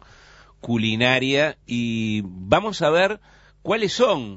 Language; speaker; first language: Spanish; native; Spanish